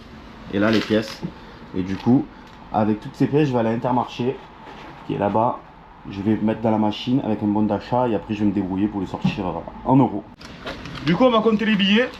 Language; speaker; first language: French; native; French